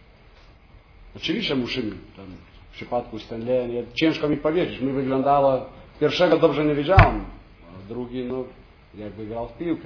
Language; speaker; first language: Polish; non-native, fluent; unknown